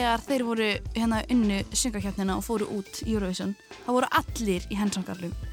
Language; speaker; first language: Icelandic; native; Icelandic